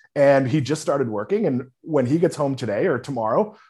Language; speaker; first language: English; native; English